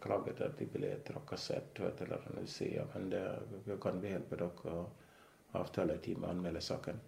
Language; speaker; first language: Norwegian; non-native, fluent; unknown